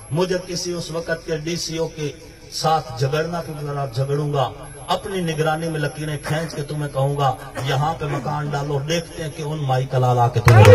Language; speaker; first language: Urdu; non-native, local second language; Punjabi